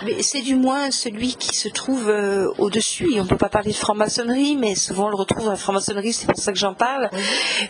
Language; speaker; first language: French; native; French